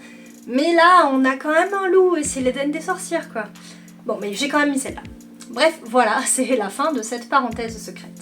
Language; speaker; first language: French; native; French